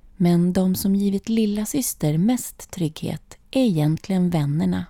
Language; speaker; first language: Swedish; native; Swedish